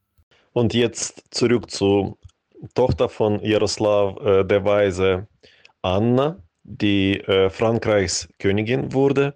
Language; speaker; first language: German; non-native, fluent; Ukrainian